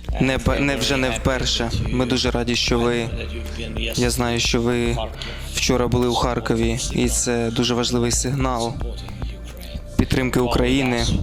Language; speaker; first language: Ukrainian; non-native, local second language; Russian